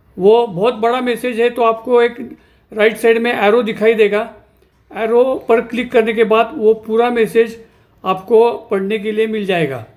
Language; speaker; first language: Hindi; non-native, local second language; Marathi